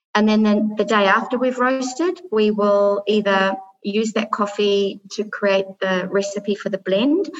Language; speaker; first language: English; native; English